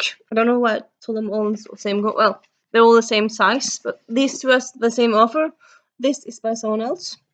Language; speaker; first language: English; early bilingual, heritage; Norwegian